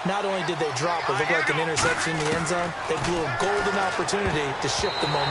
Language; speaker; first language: English; native; English